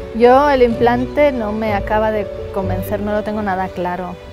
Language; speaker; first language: Spanish; native; Spanish